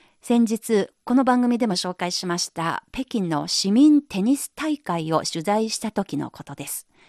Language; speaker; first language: Japanese; non-native, fluent; Chinese